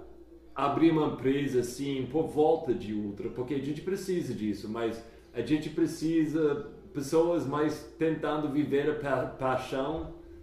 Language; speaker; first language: Portuguese; non-native, fluent; English